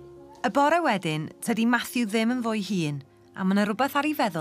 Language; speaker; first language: Welsh; native; Welsh